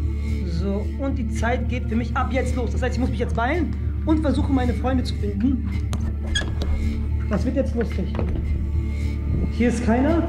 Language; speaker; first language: German; native; German